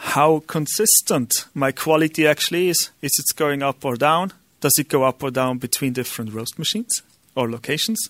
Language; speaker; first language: English; non-native, fluent; German